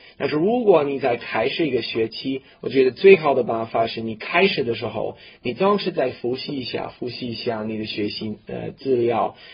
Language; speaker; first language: Chinese; non-native, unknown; English